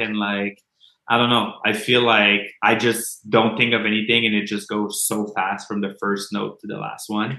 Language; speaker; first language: English; non-native, fluent; French